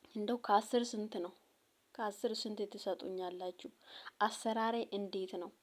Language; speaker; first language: Amharic; non-native, local second language; Oromo